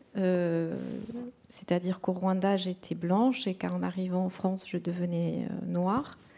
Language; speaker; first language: French; non-native, local second language; Kinyarwanda